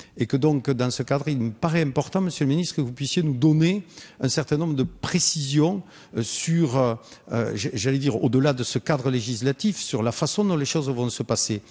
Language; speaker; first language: French; native; French